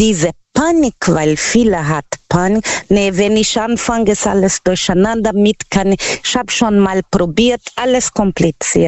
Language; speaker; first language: German; non-native, learner; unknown